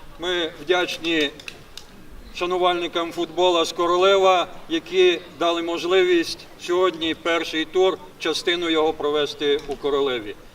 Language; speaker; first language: Ukrainian; native; Ukrainian